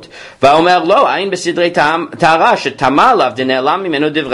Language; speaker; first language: Hebrew; non-native, fluent; English